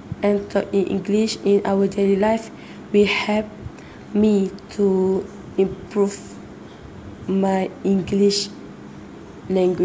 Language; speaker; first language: English; non-native, learner; Malay